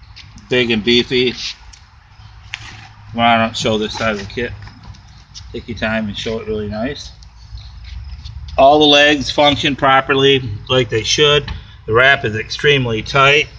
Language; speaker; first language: English; native; English